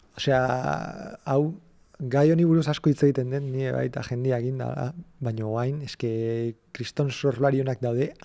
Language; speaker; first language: Basque; native; Basque